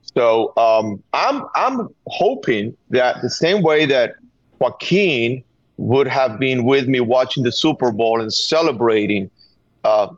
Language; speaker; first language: English; non-native, fluent; Spanish